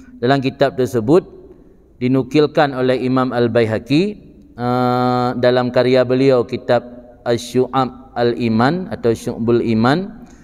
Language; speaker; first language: Malay; non-native, local second language; Achinese